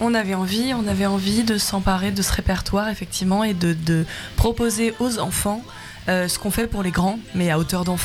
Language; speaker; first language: French; native; French